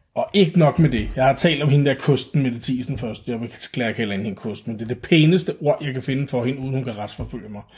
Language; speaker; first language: Danish; native; Danish